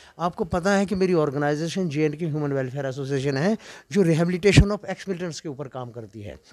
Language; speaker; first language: Urdu; non-native, local second language; Kashmiri